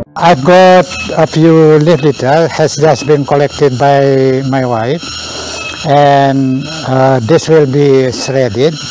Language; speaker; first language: English; non-native, learner; Indonesian